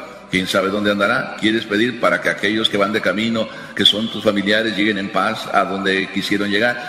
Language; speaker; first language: Spanish; native; Spanish